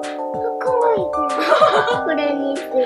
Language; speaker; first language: Japanese; native; Japanese